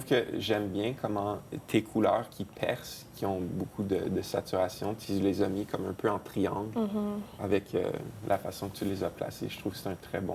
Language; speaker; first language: French; native; French